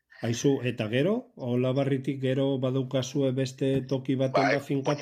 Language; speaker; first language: Basque; native; Basque